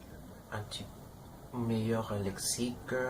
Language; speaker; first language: French; non-native, learner; Spanish